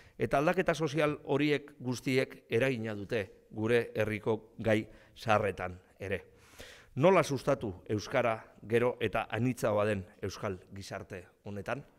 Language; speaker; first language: Basque; non-native, local second language; Spanish